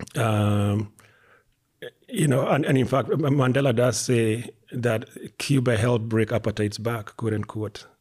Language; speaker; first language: English; non-native, local second language; Kikuyu